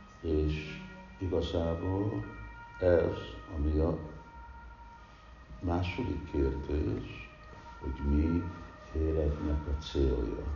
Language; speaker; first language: Hungarian; early bilingual, heritage; Hungarian